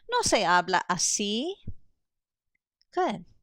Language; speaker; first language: Spanish; non-native, fluent; English